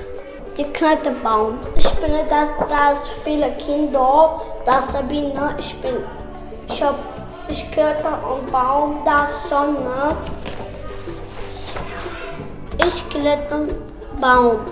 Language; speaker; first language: German; early bilingual, other home language; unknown